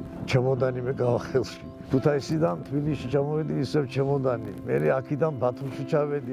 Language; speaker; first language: Georgian; native; Georgian